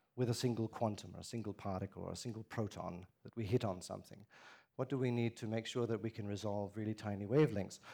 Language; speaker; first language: English; non-native, fluent; Danish